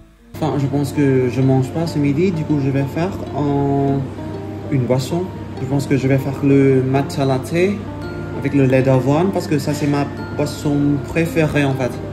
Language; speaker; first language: French; non-native, learner; Vietnamese